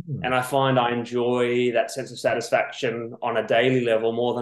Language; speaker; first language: English; native; English